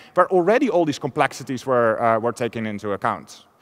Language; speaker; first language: English; non-native, fluent; Dutch